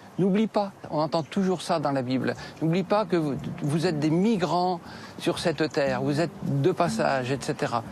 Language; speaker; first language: French; native; French